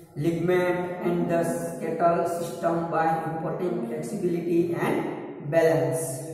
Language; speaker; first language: English; non-native, local second language; Gujarati